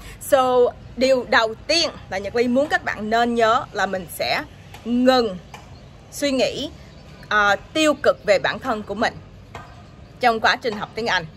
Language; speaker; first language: Vietnamese; early bilingual, heritage; Vietnamese